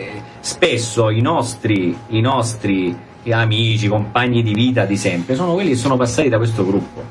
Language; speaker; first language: Italian; native; Italian